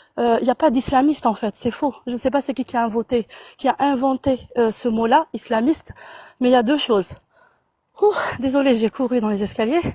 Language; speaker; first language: French; non-native, local second language; Arabic